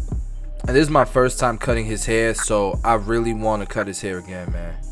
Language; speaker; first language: English; native; English